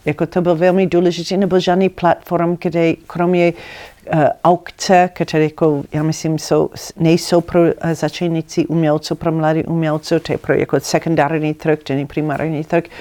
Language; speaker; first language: Czech; non-native, learner; English